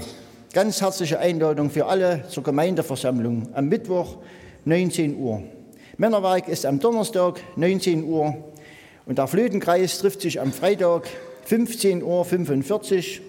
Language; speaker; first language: German; native; German